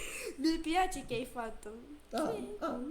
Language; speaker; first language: Italian; non-native, learner; Romanian